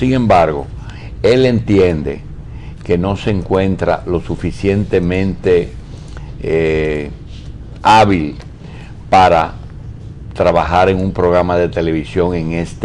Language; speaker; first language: Spanish; native; Spanish